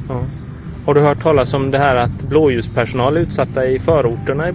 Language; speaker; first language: Swedish; native; Swedish